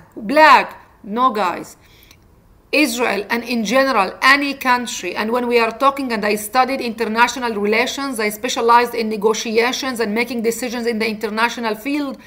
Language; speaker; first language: English; non-native, fluent; Arabic